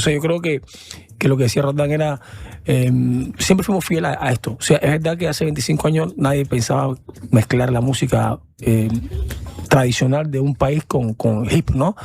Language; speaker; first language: Spanish; native; Spanish